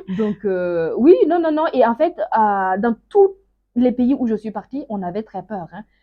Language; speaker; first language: French; non-native, local second language; Mossi